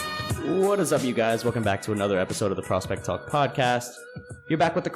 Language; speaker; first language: English; native; English